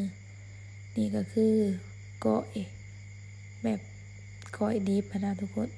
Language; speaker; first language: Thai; non-native, local second language; Northeastern Thai